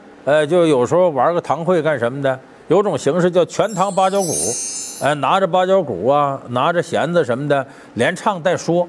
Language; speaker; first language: Chinese; native; Chinese